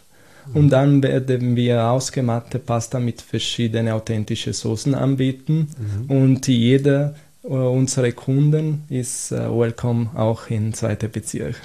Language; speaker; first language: German; non-native, fluent; Italian